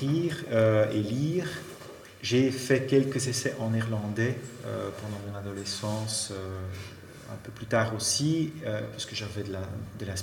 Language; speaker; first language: French; non-native, fluent; Dutch